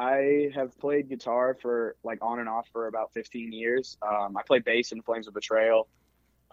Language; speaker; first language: English; native; English